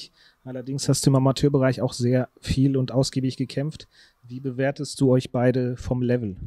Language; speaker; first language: German; native; German